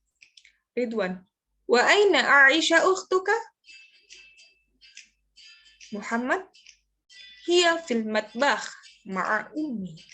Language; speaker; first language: Arabic; non-native, fluent; Indonesian